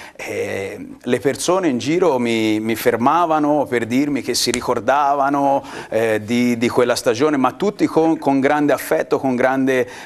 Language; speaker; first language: Italian; native; Italian